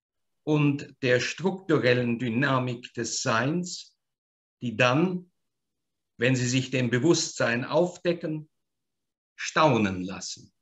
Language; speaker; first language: German; native; German